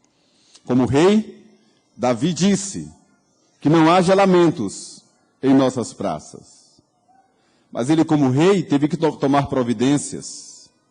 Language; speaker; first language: Portuguese; native; Portuguese